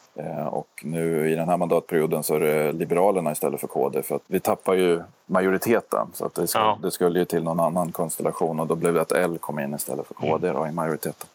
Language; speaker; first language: Swedish; native; Swedish